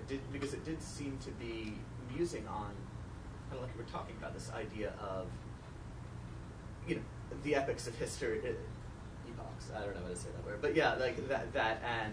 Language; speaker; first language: English; native; English